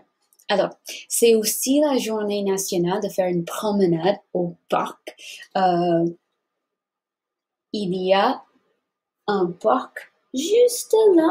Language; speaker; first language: French; non-native, fluent; English